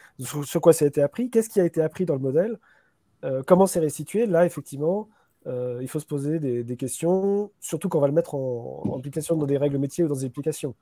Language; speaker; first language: French; native; French